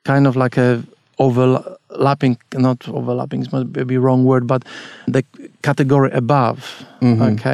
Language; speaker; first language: English; non-native, fluent; Polish